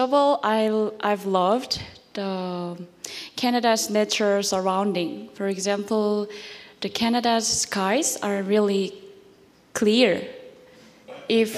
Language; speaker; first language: English; non-native, learner; Korean